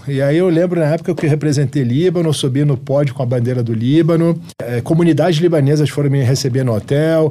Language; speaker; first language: Portuguese; early bilingual, heritage; Arabic